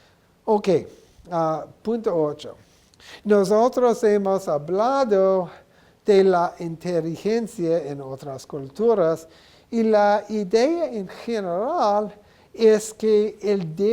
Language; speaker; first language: Spanish; non-native, learner; English